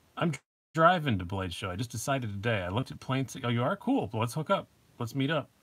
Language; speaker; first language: English; native; English